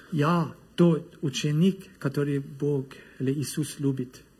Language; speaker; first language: Russian; non-native, learner; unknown